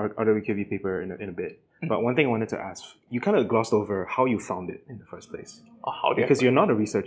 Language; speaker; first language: English; native; English